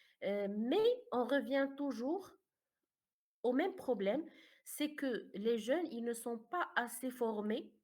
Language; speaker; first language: French; non-native, fluent; Arabic